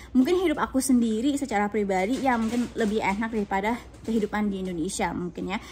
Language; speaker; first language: Indonesian; early bilingual, heritage; Indonesian